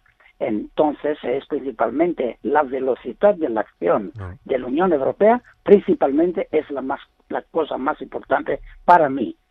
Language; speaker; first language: Spanish; non-native, learner; Greek